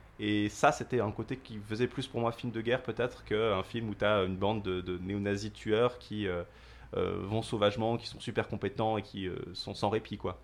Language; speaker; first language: French; native; French